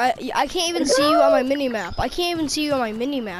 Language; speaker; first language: English; native; English